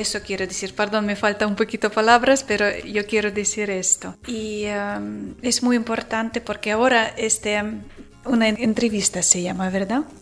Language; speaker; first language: Spanish; non-native, learner; Ukrainian